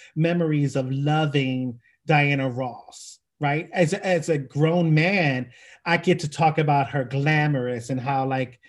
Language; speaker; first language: English; native; English